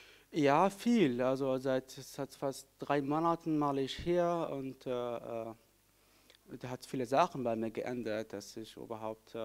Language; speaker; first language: German; non-native, fluent; Kurdish